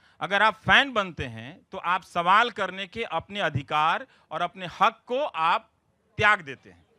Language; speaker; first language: Hindi; non-native, local second language; Bhojpuri